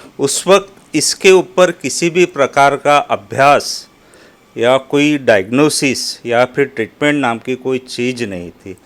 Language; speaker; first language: Hindi; non-native, local second language; Marathi